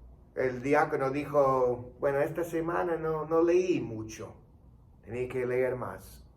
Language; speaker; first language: Spanish; non-native, fluent; English